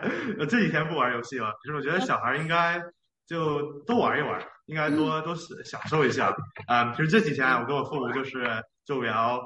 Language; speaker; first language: Chinese; early bilingual, heritage; Chinese